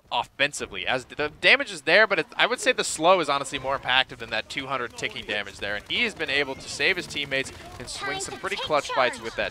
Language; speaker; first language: English; native; English